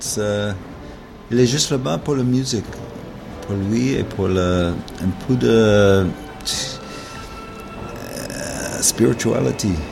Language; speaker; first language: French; non-native, learner; English